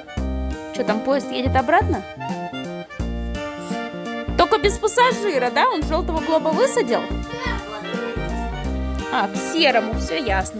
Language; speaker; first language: Russian; native; Russian